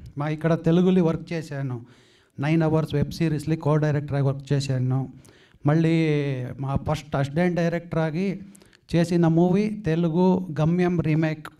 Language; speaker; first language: Telugu; non-native, learner; Kannada